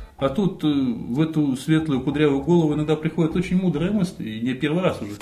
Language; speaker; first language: Russian; native; Russian